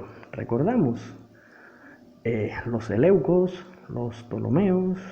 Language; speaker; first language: Spanish; native; Spanish